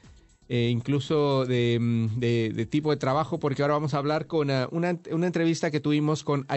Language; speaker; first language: Spanish; native; Spanish